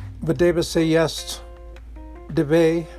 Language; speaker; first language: Russian; non-native, learner; English